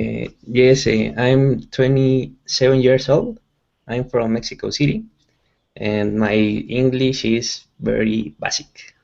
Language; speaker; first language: English; non-native, learner; Spanish